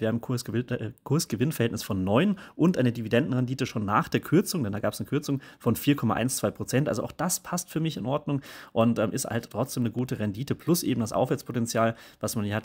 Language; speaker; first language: German; native; German